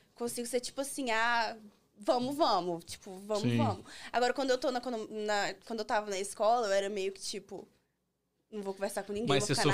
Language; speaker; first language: Portuguese; native; Portuguese